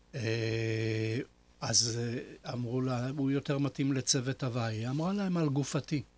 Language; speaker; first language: Hebrew; non-native, fluent; Polish